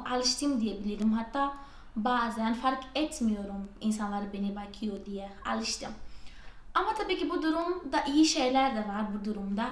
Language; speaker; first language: Turkish; non-native, fluent; Portuguese